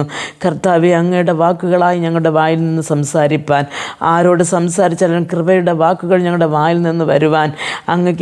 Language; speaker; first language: Malayalam; native; Malayalam